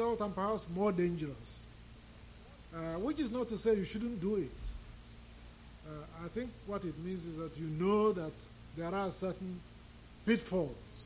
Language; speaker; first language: English; non-native, local second language; Igbo